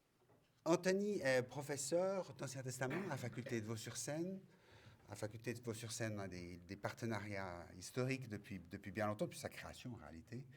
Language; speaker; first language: French; native; French